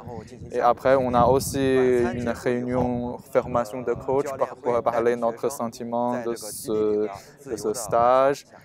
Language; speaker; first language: French; non-native, fluent; Chinese